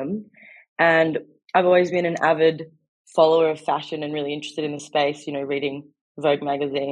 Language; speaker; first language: English; native; English